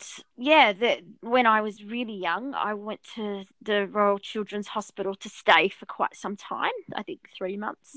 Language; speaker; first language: English; native; English